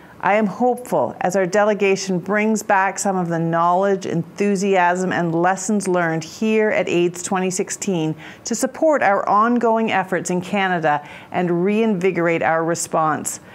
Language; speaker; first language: English; native; English